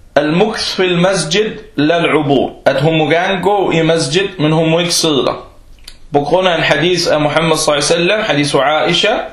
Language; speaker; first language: Danish; early bilingual, other home language; Arabic